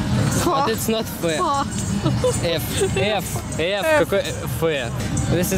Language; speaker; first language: English; non-native, learner; Russian